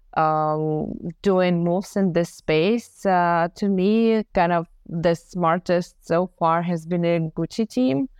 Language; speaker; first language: English; non-native, fluent; Ukrainian